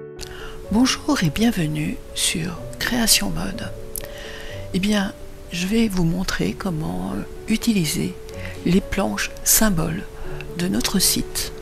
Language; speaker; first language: French; native; French